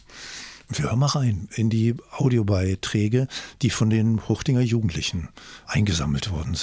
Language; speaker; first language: German; native; German